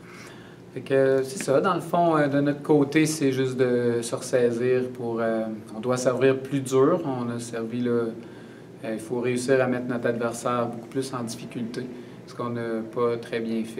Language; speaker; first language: French; native; French